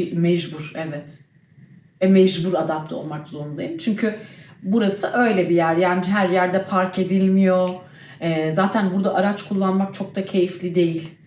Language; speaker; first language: Turkish; early bilingual, heritage; Turkish